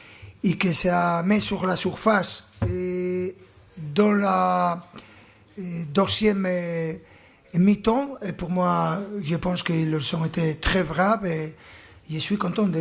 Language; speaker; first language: French; non-native, fluent; Spanish